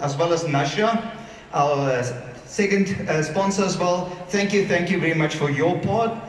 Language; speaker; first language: English; non-native, local second language; Afrikaans